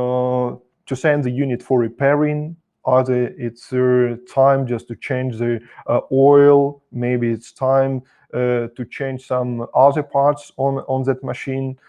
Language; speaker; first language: English; non-native, fluent; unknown